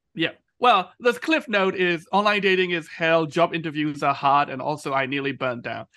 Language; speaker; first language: English; non-native, fluent; Burmese